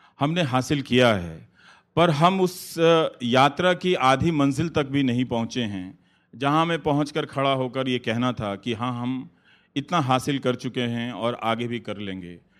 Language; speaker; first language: Hindi; native; Hindi